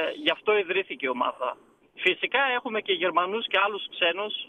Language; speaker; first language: Greek; early bilingual, heritage; Greek